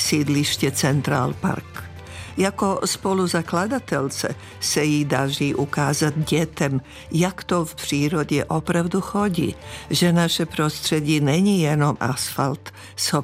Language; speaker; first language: Czech; non-native, fluent; Serbian